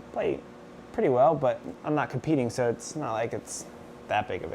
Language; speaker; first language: English; native; English